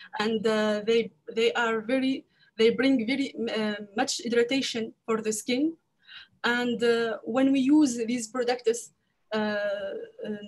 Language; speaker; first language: English; non-native, learner; French